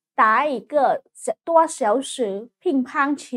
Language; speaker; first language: Chinese; non-native, fluent; Khmer